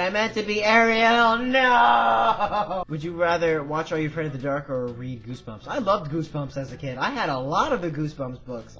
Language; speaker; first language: English; native; English